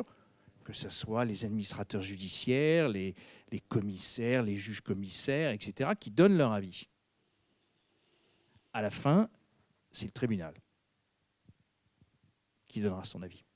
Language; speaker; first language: French; native; French